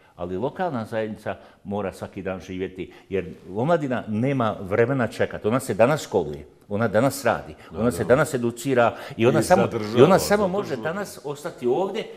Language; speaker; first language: Bosnian; native; Bosnian